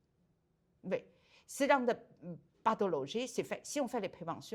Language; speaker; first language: French; non-native, learner; Chinese